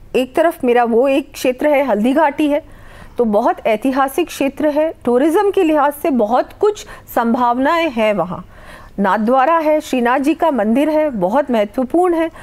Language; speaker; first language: Hindi; native; Hindi